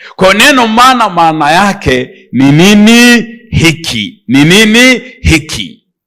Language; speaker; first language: Swahili; native; Swahili